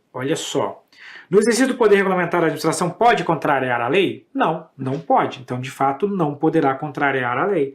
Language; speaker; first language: Portuguese; native; Portuguese